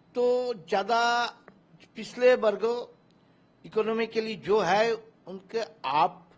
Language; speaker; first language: Hindi; non-native, local second language; Bangla